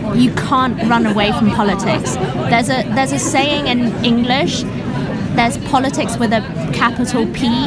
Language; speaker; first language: English; early bilingual, other home language; Chinese